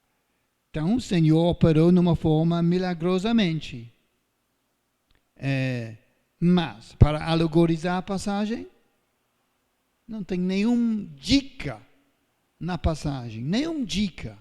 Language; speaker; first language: Portuguese; non-native, fluent; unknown